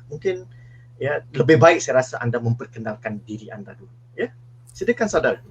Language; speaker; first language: Malay; native; Malay